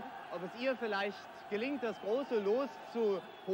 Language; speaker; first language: German; native; German